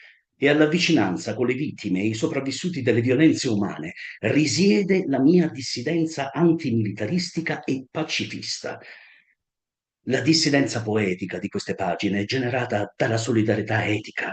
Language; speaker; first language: Italian; native; Italian